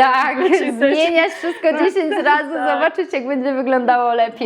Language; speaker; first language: Polish; native; Polish